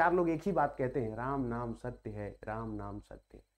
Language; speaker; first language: Hindi; native; Hindi